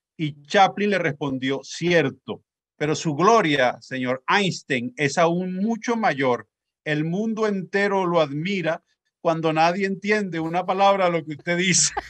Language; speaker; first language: Spanish; native; Spanish